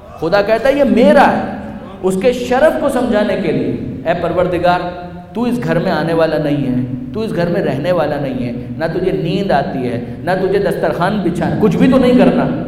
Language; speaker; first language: Urdu; non-native, local second language; Punjabi